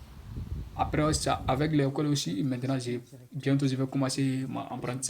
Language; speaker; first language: French; non-native, learner; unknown